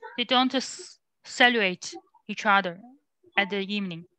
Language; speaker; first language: English; non-native, learner; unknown